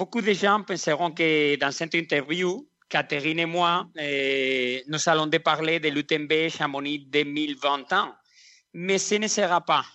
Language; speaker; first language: French; non-native, learner; Spanish